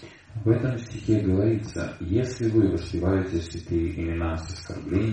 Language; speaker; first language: Russian; native; Russian